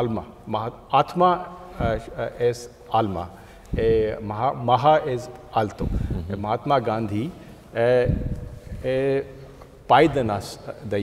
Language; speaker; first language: Portuguese; non-native, fluent; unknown